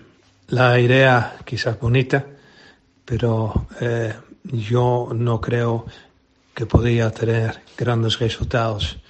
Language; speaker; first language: Spanish; non-native, fluent; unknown